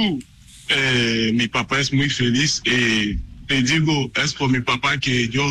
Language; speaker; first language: Spanish; non-native, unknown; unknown